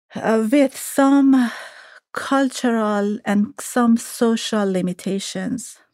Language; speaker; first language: English; non-native, fluent; Persian